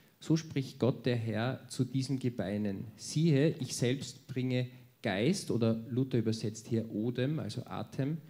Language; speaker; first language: German; native; German